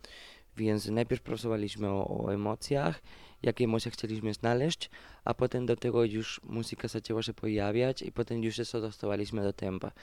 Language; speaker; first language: Polish; non-native, fluent; Spanish